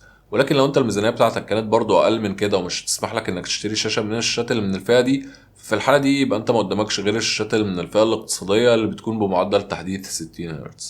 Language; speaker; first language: Arabic; native; Arabic